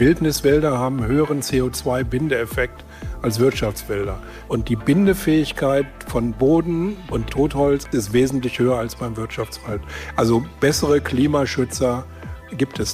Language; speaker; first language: German; native; German